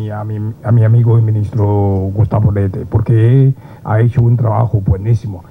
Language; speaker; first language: Spanish; non-native, learner; Chinese